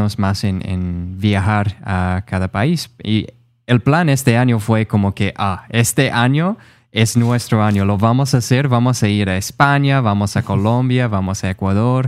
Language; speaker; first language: Spanish; non-native, fluent; English